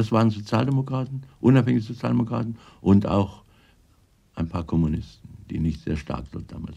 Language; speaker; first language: German; native; German